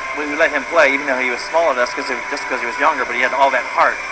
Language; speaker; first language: English; native; English